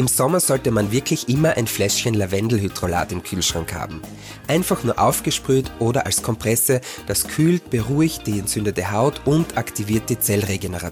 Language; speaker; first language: German; native; German